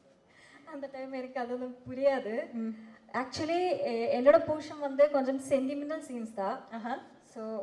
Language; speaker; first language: Tamil; non-native, learner; Malayalam